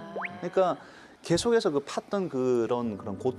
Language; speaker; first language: Korean; native; Korean